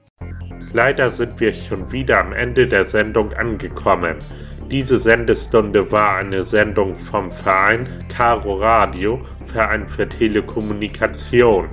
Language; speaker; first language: German; native; German